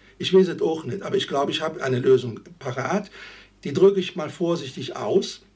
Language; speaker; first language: German; native; German